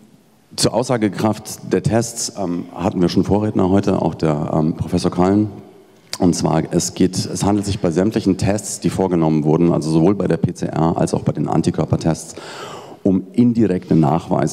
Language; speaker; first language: German; native; German